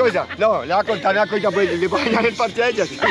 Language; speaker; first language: Spanish; native; Spanish